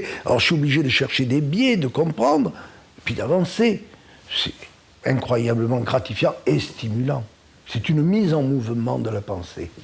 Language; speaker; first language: French; native; French